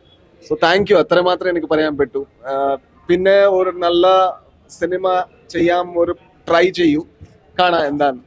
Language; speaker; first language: Malayalam; non-native, learner; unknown